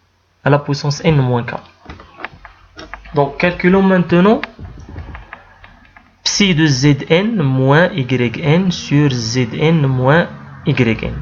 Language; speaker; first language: French; non-native, local second language; Arabic